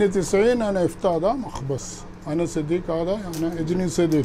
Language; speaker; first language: Arabic; non-native, learner; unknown